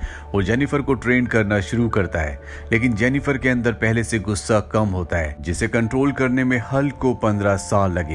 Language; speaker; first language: Hindi; native; Hindi